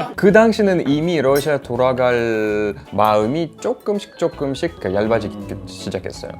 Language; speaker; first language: Korean; non-native, fluent; Russian